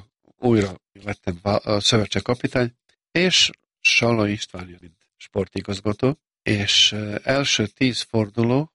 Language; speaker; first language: Hungarian; non-native, local second language; Serbian